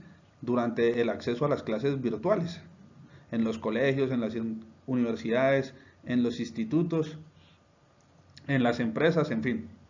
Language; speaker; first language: Spanish; native; Spanish